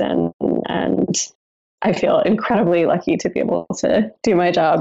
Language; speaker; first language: English; native; English